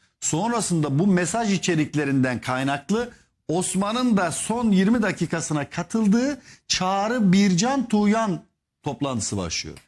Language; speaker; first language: Turkish; native; Turkish